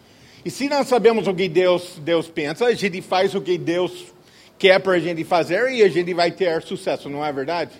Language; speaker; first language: Portuguese; non-native, fluent; English